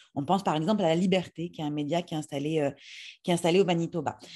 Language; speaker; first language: French; native; French